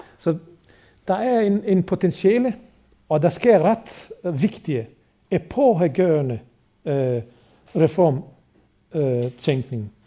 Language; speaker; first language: Danish; non-native, fluent; Bosnian